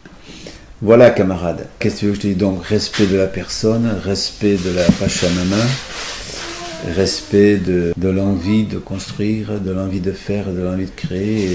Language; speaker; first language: French; native; French